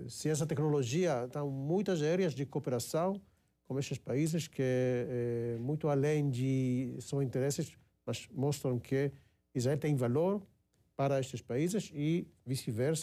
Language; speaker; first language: Portuguese; non-native, fluent; Hebrew